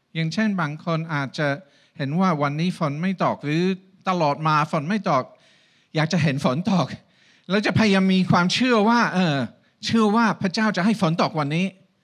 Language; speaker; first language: Thai; non-native, fluent; English